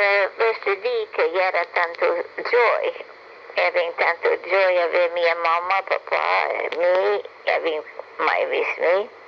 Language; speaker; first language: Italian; early bilingual, heritage; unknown